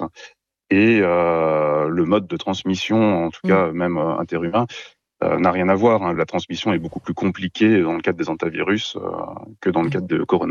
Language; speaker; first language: French; native; French